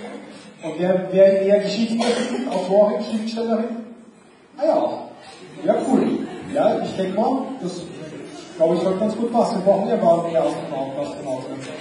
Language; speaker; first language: German; native; German